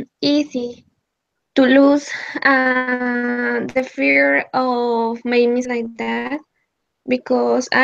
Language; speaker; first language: English; non-native, learner; Spanish